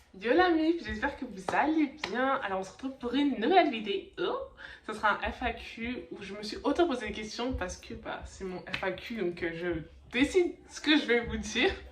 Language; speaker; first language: French; early bilingual, other home language; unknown